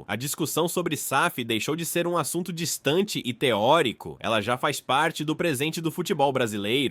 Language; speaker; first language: Portuguese; native; Portuguese